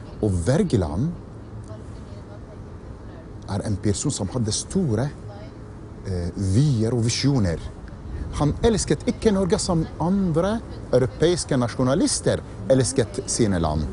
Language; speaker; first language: Norwegian; non-native, fluent; Arabic